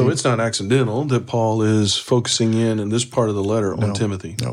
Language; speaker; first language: English; native; English